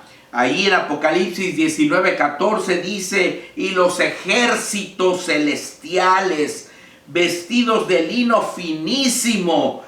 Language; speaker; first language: Spanish; native; Spanish